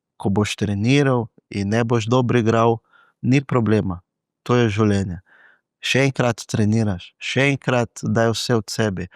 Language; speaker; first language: Slovenian; non-native, fluent; Portuguese